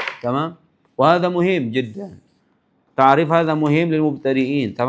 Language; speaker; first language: Arabic; non-native, fluent; Indonesian